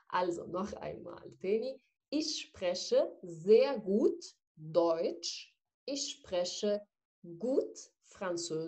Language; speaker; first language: German; non-native, fluent; Arabic